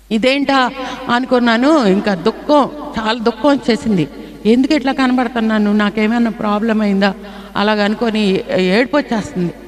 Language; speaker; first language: Telugu; non-native, fluent; Bangla